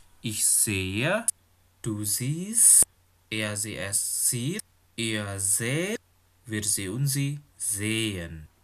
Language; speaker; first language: German; non-native, fluent; Indonesian